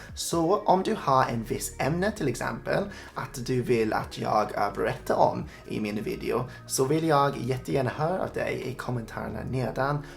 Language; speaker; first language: Swedish; non-native, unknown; English